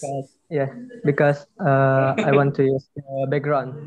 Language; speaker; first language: English; non-native, learner; Indonesian